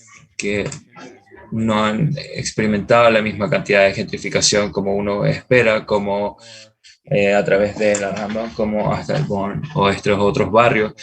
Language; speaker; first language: Spanish; non-native, fluent; English